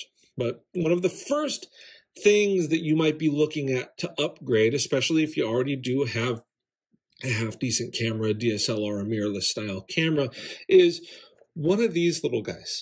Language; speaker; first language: English; native; English